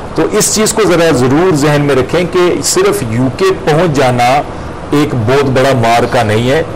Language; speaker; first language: Hindi; non-native, local second language; Punjabi